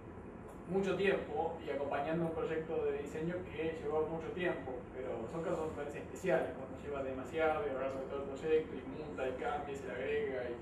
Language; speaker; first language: Spanish; native; Spanish